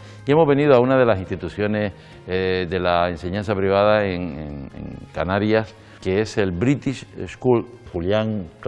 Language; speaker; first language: Spanish; native; Spanish